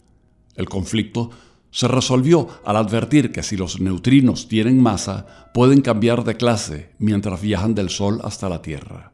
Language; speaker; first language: Spanish; native; Spanish